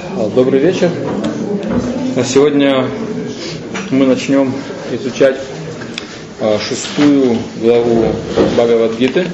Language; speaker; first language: Russian; native; Russian